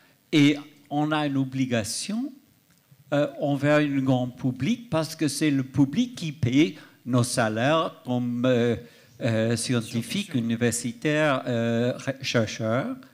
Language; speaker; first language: French; non-native, fluent; English